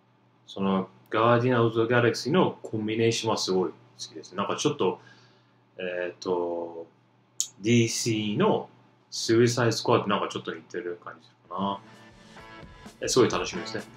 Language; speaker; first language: Japanese; non-native, fluent; English